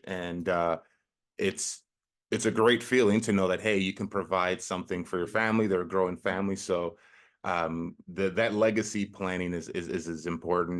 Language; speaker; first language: English; native; English